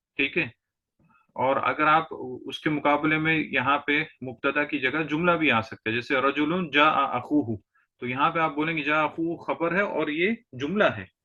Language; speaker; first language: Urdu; native; Urdu